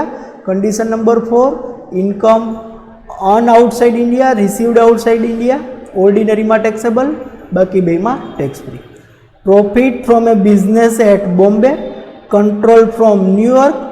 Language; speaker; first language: English; non-native, local second language; Gujarati